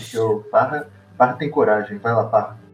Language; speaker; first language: Portuguese; native; Portuguese